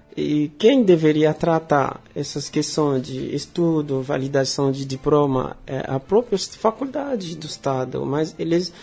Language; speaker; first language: Portuguese; non-native, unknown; Haitian Creole